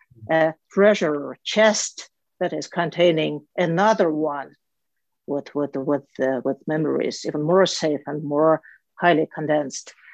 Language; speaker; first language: English; non-native, fluent; Russian